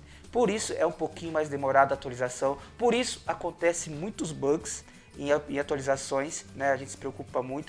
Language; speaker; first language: Portuguese; native; Portuguese